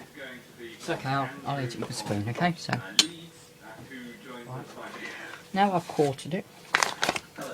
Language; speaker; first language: English; native; English